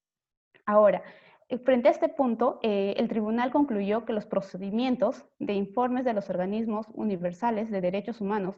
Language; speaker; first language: Spanish; native; Spanish